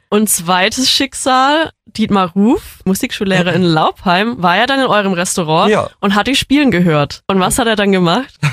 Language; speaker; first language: German; native; German